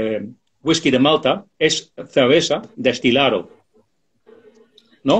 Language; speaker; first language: Spanish; non-native, fluent; Dutch